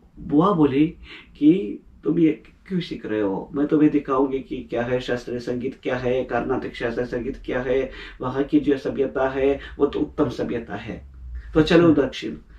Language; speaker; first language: Hindi; non-native, fluent; Russian